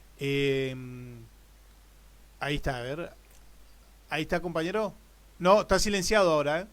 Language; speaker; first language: Spanish; native; Spanish